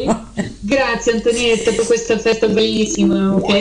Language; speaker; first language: Italian; early bilingual, heritage; Portuguese